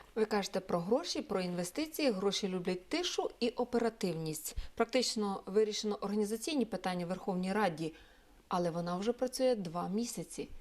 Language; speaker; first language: Ukrainian; native; Ukrainian